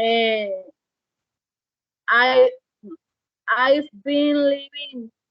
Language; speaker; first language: English; non-native, learner; Spanish